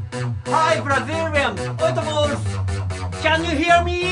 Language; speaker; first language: English; non-native, learner; Japanese